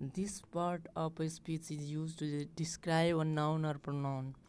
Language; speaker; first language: English; non-native, local second language; Nepali